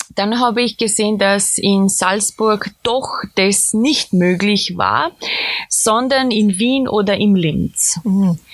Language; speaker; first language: German; non-native, fluent; Serbian